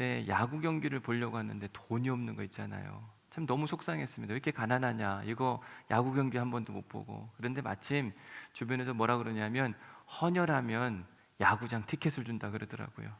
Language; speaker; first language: Korean; native; Korean